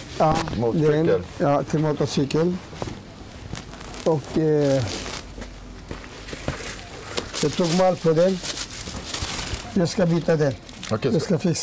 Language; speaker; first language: Swedish; non-native, learner; Turoyo